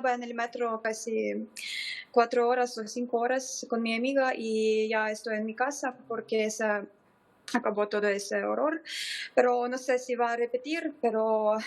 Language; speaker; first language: Spanish; non-native, fluent; Ukrainian